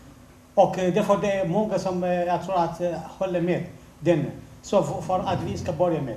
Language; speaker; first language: Swedish; non-native, fluent; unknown